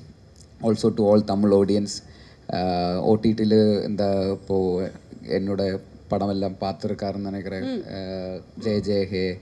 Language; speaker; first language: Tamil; non-native, learner; Malayalam